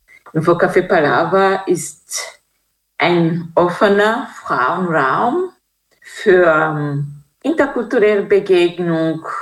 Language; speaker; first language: German; non-native, fluent; Kinyarwanda